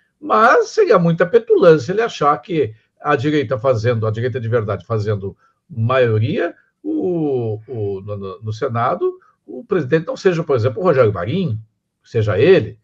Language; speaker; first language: Portuguese; native; Portuguese